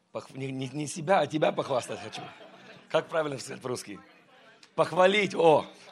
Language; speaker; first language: Russian; early bilingual, heritage; Russian